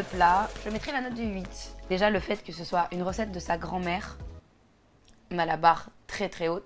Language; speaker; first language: French; native; French